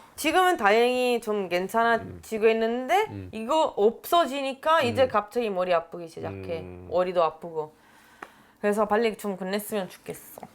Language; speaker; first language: Korean; non-native, fluent; Italian